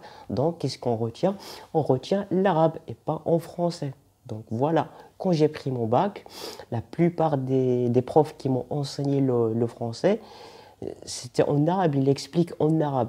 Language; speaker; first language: French; non-native, local second language; Arabic